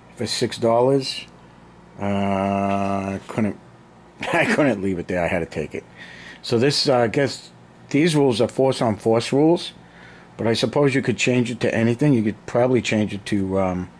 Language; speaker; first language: English; native; English